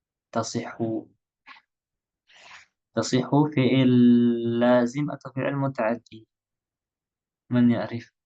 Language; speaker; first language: Arabic; non-native, fluent; Indonesian